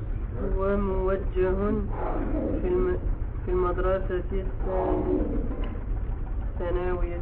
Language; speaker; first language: Arabic; non-native, learner; French